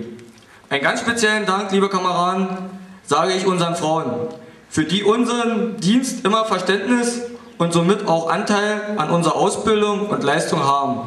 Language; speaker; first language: German; native; German